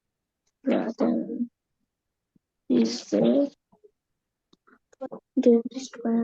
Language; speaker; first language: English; non-native, learner; Bangla